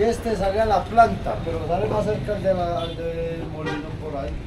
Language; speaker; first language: Spanish; native; Spanish